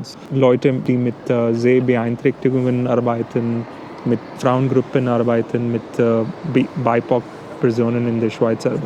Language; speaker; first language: German; non-native, fluent; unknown